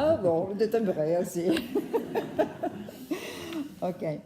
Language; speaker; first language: French; non-native, fluent; Italian